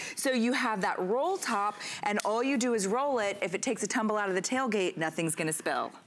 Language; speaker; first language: English; native; English